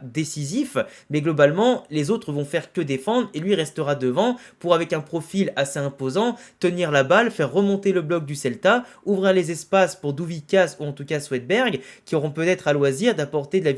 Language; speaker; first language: French; native; French